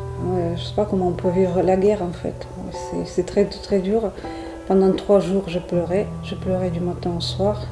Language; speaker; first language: French; non-native, fluent; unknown